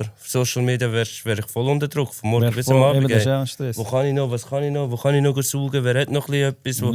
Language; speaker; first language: German; native; German